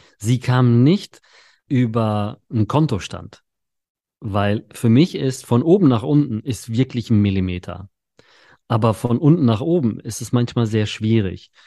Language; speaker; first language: German; early bilingual, other home language; Polish